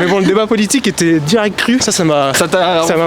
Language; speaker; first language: French; native; French